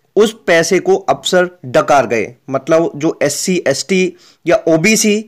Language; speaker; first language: Hindi; native; Hindi